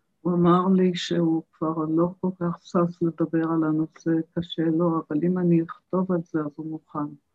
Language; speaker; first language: Hebrew; early bilingual, other home language; German